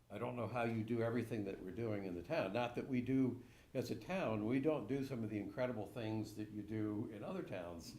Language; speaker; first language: English; native; English